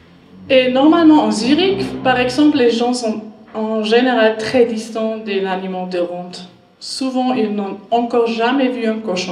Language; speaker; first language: French; non-native, learner; German